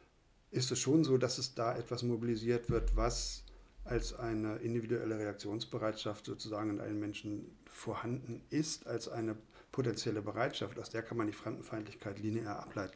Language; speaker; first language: German; native; German